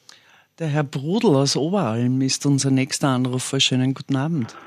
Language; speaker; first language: German; native; German